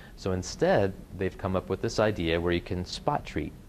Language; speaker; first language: English; native; English